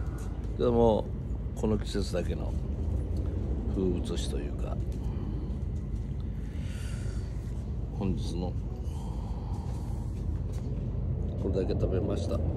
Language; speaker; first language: Japanese; native; Japanese